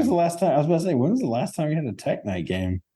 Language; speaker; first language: English; native; English